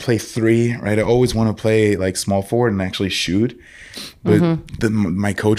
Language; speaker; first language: English; non-native, fluent; German